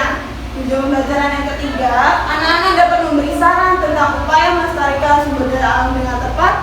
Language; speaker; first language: Indonesian; native; Indonesian